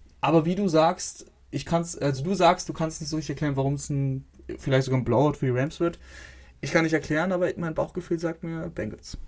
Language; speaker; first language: German; native; German